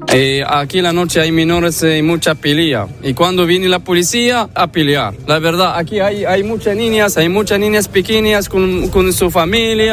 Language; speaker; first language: Spanish; non-native, learner; Arabic